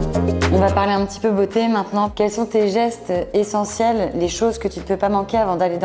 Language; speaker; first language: French; native; French